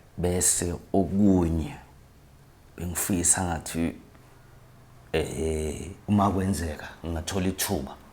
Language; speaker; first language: Zulu; native; Zulu